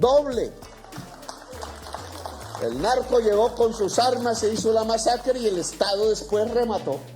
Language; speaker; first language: Spanish; native; Spanish